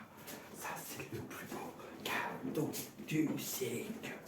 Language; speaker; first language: French; native; French